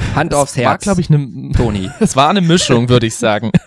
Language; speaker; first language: German; native; German